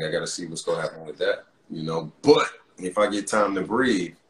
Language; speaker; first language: English; native; English